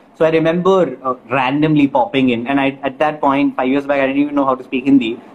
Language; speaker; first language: English; non-native, local second language; Malayalam